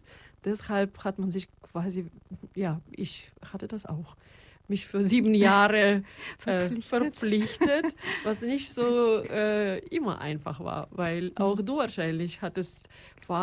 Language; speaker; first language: German; non-native, fluent; Russian